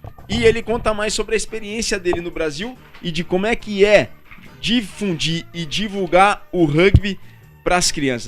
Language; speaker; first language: Portuguese; native; Portuguese